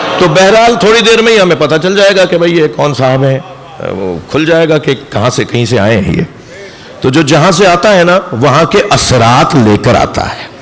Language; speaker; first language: Urdu; native; Urdu